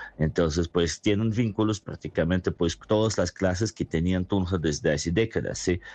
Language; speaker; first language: Spanish; non-native, fluent; Russian